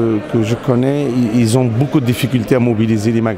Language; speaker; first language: French; non-native, local second language; Arabic